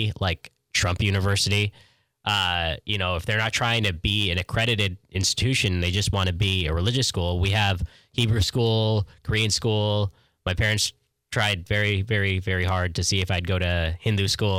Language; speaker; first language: English; native; English